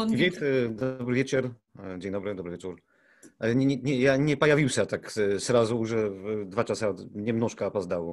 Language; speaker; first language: Russian; non-native, learner; Polish